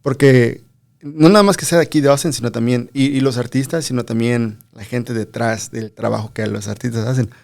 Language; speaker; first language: Spanish; early bilingual, other home language; English